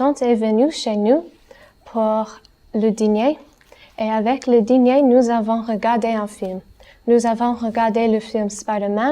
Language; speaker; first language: French; non-native, learner; English